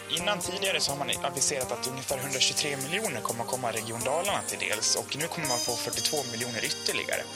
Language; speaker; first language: Swedish; native; Swedish